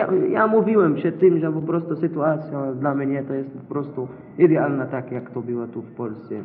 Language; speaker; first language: Polish; non-native, learner; Arabic